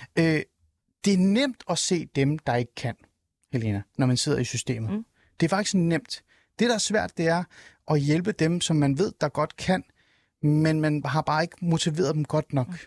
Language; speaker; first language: Danish; early bilingual, other home language; Somali